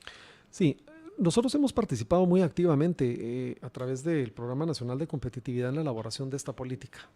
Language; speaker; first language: Spanish; native; Spanish